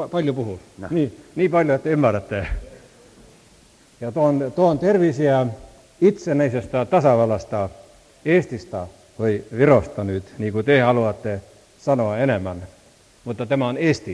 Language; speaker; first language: Finnish; non-native, learner; Estonian